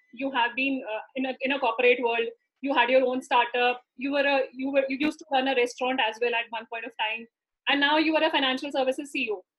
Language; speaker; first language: English; non-native, local second language; Hindi